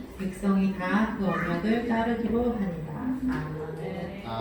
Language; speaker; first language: Korean; native; Korean